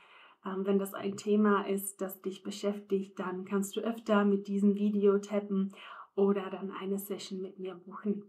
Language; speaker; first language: German; non-native, fluent; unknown